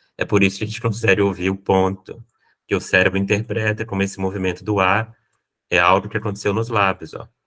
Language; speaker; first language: Portuguese; native; Portuguese